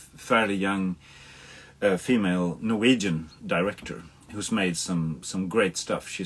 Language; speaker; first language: English; non-native, fluent; Swedish